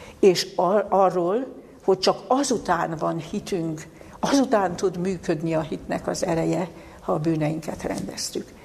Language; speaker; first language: Hungarian; native; Hungarian